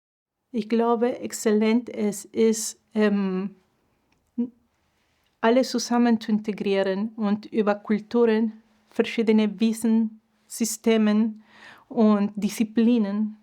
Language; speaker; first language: German; non-native, fluent; Spanish